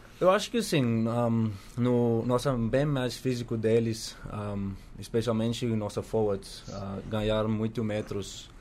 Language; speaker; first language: Portuguese; non-native, learner; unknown